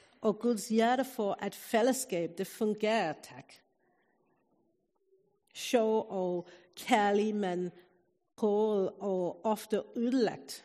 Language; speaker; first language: Danish; non-native, fluent; English